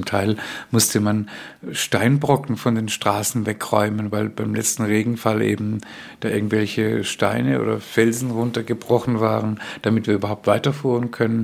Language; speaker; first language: German; early bilingual, other home language; Spanish